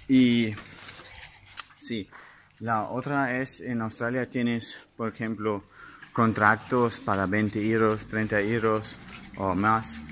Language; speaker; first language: Spanish; non-native, learner; German